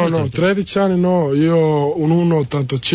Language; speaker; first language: Italian; non-native, learner; Serbian